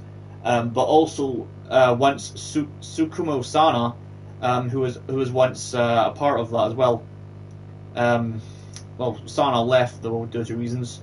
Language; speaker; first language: English; native; English